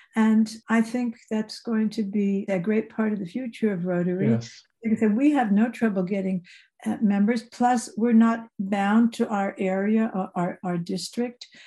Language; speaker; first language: English; native; English